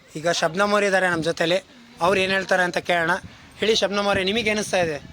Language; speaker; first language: Kannada; non-native, local second language; Urdu